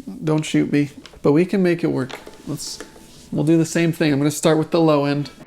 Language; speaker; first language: English; native; English